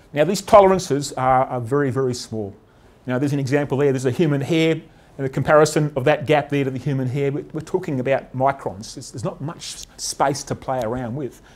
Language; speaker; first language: English; native; English